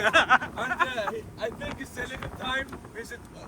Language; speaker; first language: English; non-native, learner; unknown